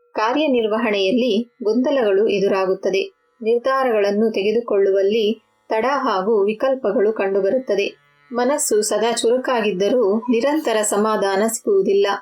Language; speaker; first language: Kannada; native; Kannada